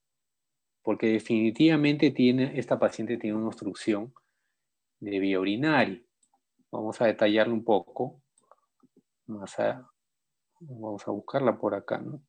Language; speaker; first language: Spanish; native; Spanish